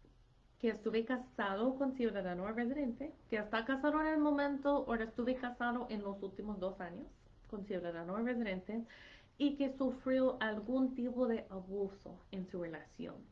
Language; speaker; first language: Spanish; non-native, fluent; English